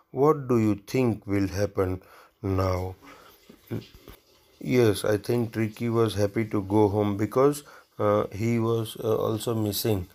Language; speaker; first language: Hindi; non-native, local second language; Gujarati